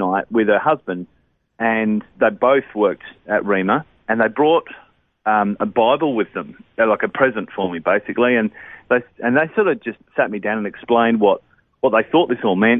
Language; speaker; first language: English; native; English